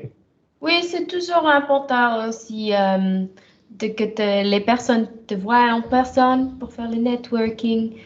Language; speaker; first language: French; non-native, fluent; German